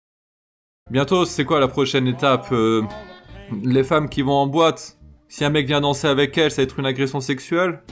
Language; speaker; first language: French; native; French